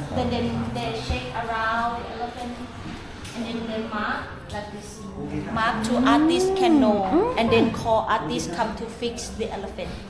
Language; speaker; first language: English; non-native, learner; Thai